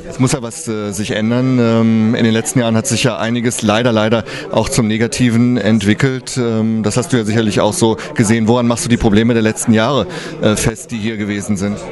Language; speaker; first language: German; native; German